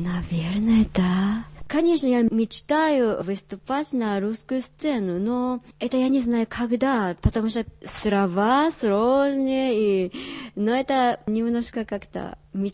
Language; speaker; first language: Russian; non-native, learner; Japanese